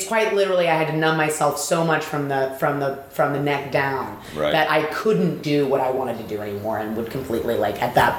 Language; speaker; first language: English; native; English